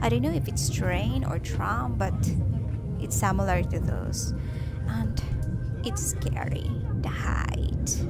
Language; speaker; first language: English; non-native, local second language; Filipino